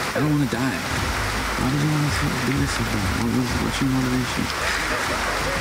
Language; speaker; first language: English; native; English